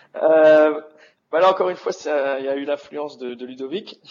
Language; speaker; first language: French; native; French